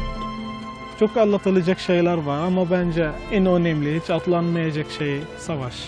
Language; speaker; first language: Turkish; non-native, fluent; Arabic